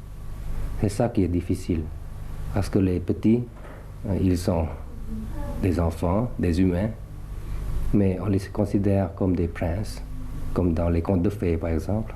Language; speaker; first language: French; early bilingual, other home language; Thai